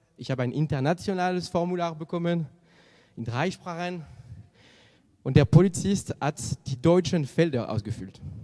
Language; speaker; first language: German; non-native, fluent; French